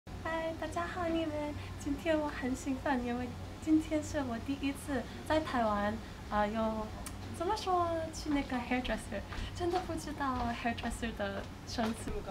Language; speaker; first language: Chinese; non-native, learner; English